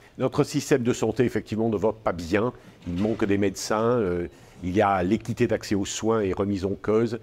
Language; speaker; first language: French; native; French